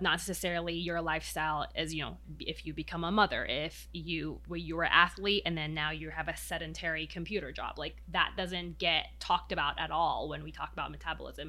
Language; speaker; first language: English; non-native, local second language; Filipino